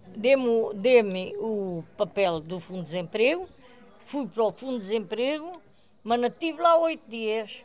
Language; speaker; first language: Portuguese; native; Portuguese